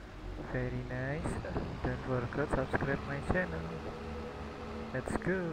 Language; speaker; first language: English; non-native, learner; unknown